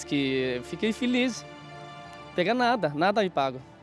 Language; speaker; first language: Portuguese; non-native, learner; Bangla